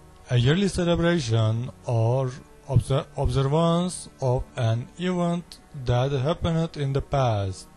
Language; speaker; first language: English; non-native, learner; Turkish